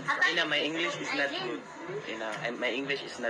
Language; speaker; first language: English; non-native, learner; Cebuano